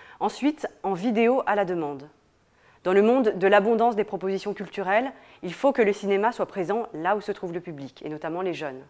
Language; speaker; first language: French; native; French